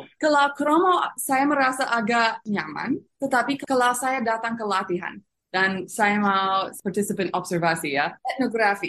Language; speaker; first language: Indonesian; non-native, fluent; English